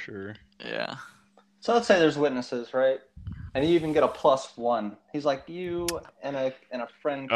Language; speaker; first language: English; native; English